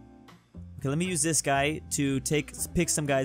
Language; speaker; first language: English; native; English